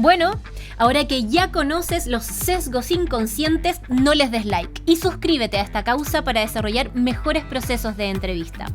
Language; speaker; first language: Spanish; native; Spanish